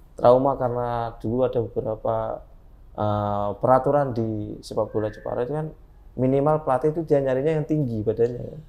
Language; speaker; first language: Indonesian; native; Indonesian